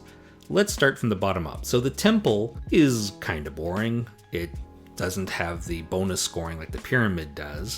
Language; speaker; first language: English; native; English